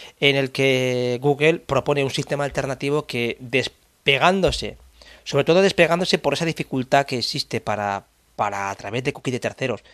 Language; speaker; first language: Spanish; native; Spanish